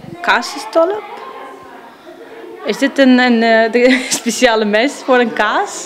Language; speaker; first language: Dutch; non-native, learner; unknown